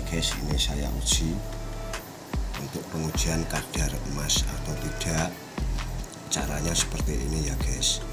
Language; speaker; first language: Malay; non-native, local second language; Javanese